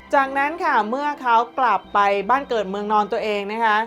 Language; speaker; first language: Thai; native; Thai